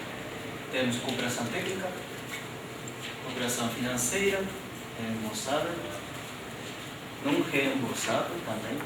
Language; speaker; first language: Portuguese; non-native, fluent; Japanese